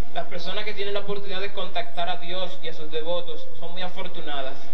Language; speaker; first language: Spanish; native; Spanish